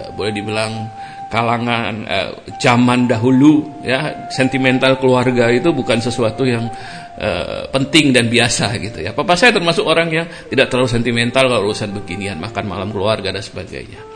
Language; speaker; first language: Indonesian; native; Indonesian